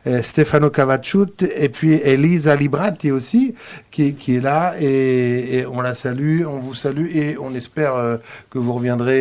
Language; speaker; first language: French; native; French